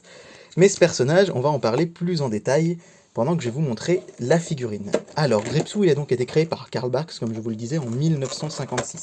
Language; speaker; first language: French; native; French